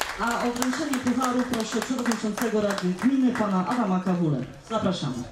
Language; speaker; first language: Polish; native; Polish